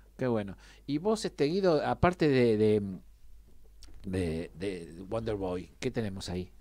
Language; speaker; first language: Spanish; native; Spanish